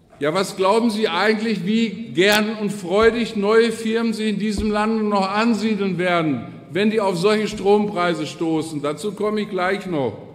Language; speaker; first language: German; native; German